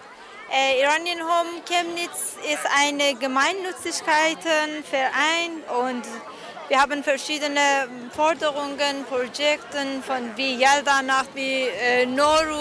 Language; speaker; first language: German; non-native, learner; Persian